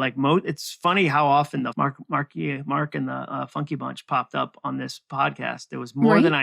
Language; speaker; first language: English; native; English